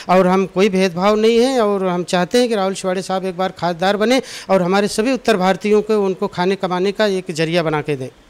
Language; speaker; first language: Hindi; native; Hindi